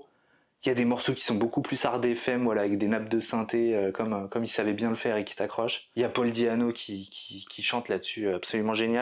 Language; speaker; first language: French; native; French